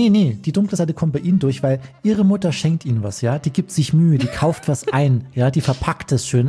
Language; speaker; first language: German; native; German